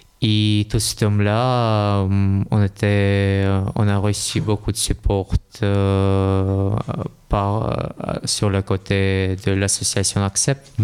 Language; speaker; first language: French; non-native, learner; Russian